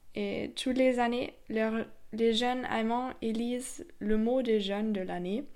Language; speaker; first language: French; non-native, fluent; German